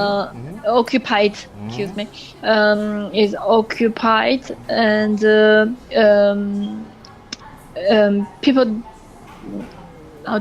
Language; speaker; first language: English; non-native, learner; French